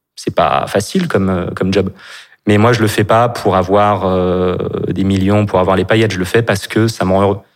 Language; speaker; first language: French; native; French